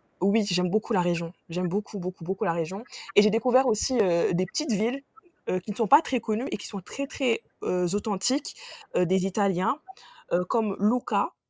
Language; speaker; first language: French; non-native, local second language; Wolof